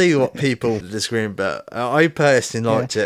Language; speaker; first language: English; native; English